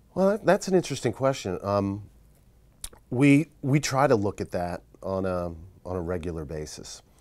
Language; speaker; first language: English; native; English